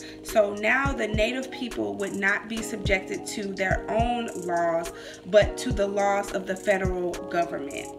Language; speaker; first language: English; native; English